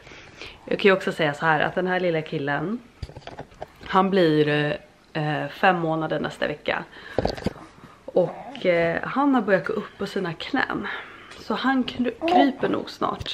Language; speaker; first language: Swedish; native; Swedish